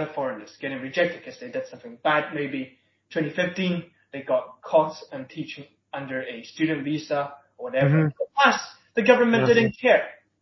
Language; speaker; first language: English; non-native, local second language; Cantonese